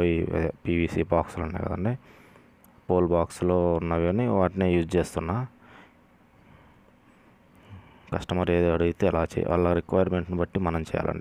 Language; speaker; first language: Telugu; native; Telugu